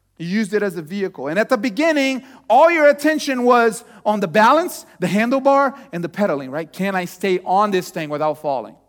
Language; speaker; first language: English; non-native, fluent; Portuguese